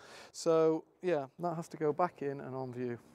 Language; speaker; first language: English; native; English